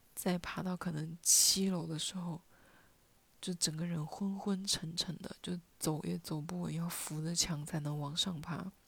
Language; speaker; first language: Chinese; non-native, local second language; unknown